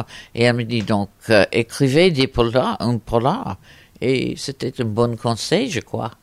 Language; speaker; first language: French; non-native, fluent; English